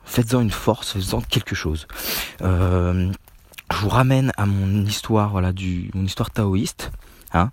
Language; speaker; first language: French; native; French